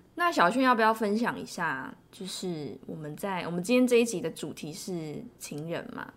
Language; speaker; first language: Chinese; native; Chinese